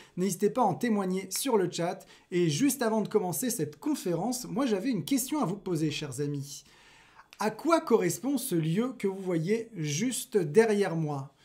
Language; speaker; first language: French; native; French